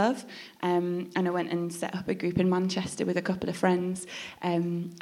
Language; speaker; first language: English; native; English